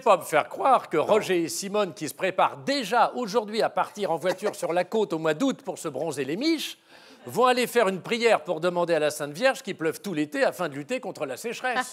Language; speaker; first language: French; native; French